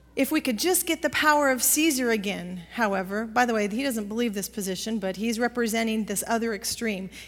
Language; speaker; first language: English; native; English